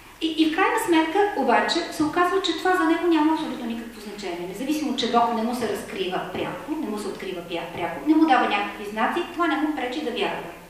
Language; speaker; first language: Bulgarian; native; Bulgarian